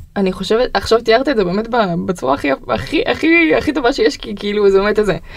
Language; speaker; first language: Hebrew; early bilingual, other home language; Russian